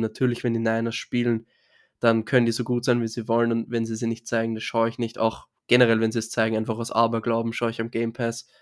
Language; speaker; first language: German; native; German